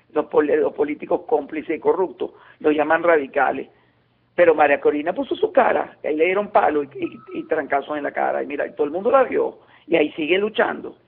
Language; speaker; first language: Spanish; native; Spanish